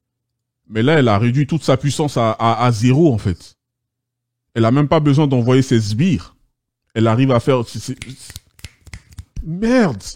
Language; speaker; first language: French; native; French